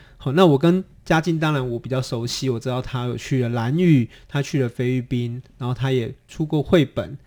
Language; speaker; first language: Chinese; native; Chinese